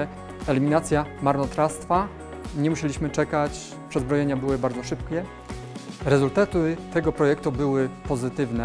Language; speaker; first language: Polish; native; Polish